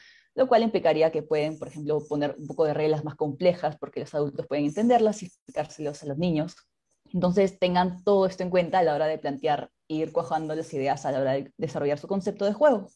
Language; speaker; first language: Spanish; native; Spanish